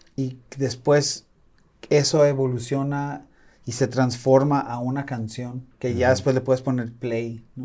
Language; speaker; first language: Spanish; native; Spanish